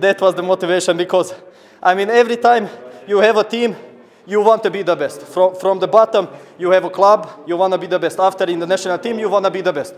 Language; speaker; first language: English; non-native, fluent; Serbian